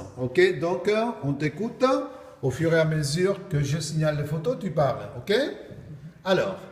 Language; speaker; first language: French; non-native, fluent; Spanish